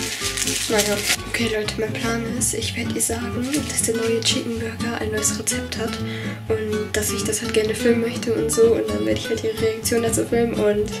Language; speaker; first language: German; native; German